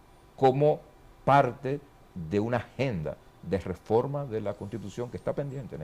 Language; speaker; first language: Spanish; native; Spanish